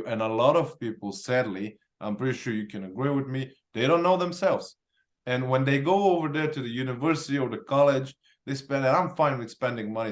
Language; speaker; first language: English; non-native, fluent; Bulgarian